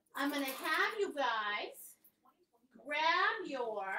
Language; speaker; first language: English; native; English